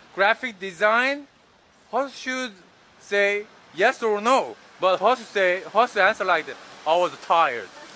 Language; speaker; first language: English; non-native, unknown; Korean